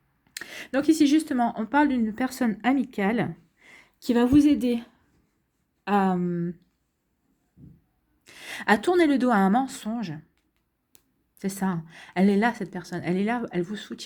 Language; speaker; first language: French; native; French